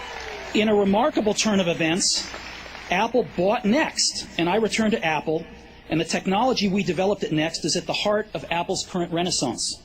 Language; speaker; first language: English; native; English